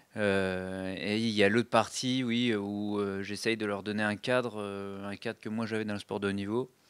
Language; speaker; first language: French; native; French